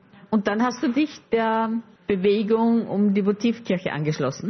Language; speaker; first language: German; native; German